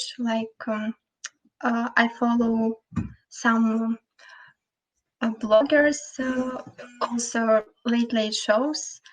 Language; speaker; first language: English; non-native, fluent; Russian